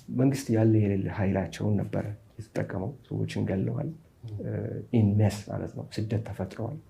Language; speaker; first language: Amharic; non-native, local second language; Somali